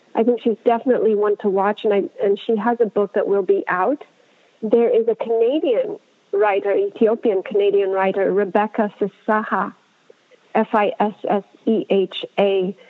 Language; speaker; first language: English; non-native, fluent; Amharic